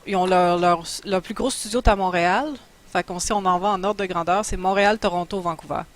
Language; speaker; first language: French; native; French